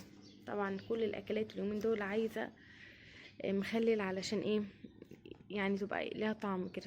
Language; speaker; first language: Arabic; native; Arabic